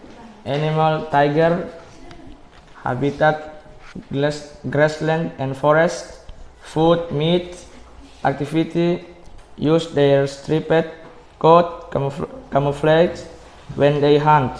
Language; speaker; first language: English; non-native, learner; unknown